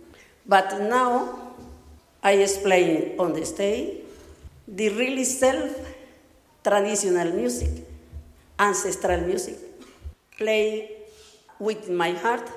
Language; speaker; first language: English; non-native, learner; Spanish